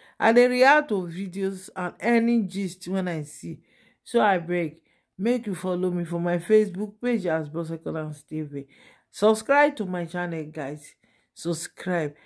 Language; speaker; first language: Nigerian Pidgin; native; Nigerian Pidgin